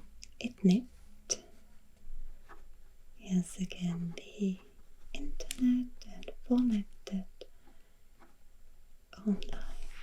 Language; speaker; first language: Norwegian; non-native, learner; German